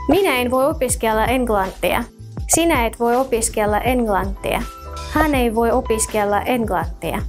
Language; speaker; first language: Finnish; non-native, fluent; Russian